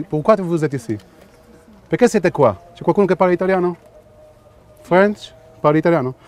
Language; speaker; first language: Italian; non-native, learner; Hebrew